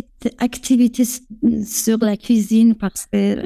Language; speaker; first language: French; non-native, fluent; Persian